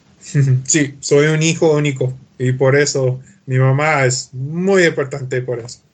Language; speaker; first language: Spanish; non-native, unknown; English